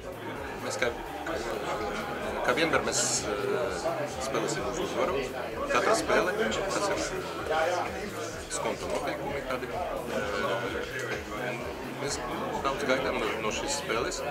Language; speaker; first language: Latvian; non-native, local second language; Russian